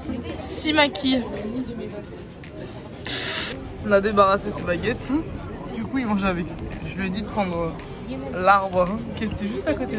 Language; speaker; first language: French; native; French